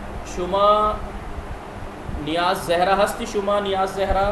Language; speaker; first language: Persian; non-native, fluent; Urdu